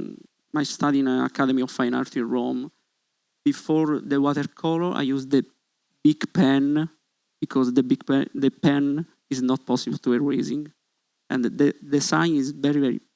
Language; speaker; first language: English; non-native, learner; Italian